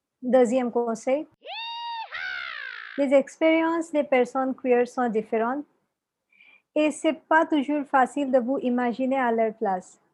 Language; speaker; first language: French; non-native, learner; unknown